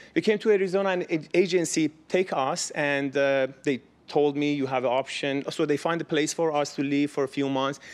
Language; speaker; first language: English; non-native, learner; Persian